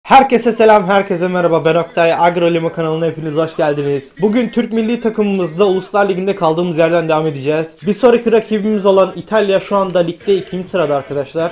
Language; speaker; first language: Turkish; native; Turkish